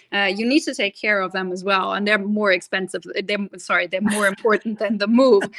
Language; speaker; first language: English; non-native, fluent; German